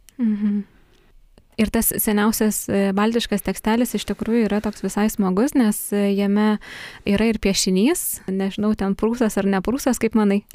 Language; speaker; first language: Lithuanian; native; Lithuanian